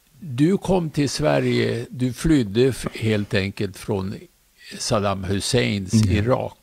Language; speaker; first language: Swedish; native; Swedish